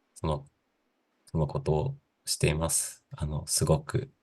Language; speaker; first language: Japanese; non-native, learner; English